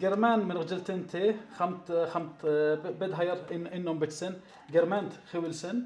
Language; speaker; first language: Mongolian; non-native, learner; Arabic